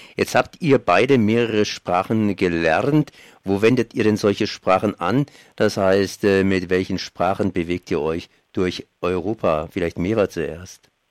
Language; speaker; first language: German; native; German